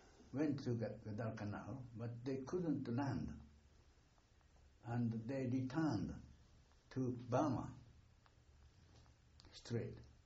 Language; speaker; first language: English; non-native, fluent; Japanese